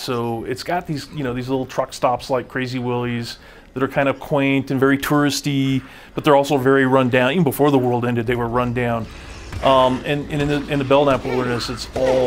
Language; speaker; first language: English; native; English